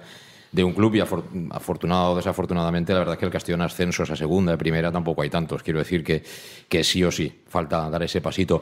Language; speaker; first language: Spanish; native; Spanish